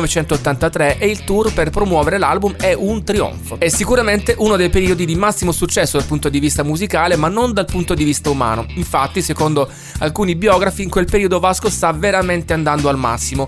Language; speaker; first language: Italian; native; Italian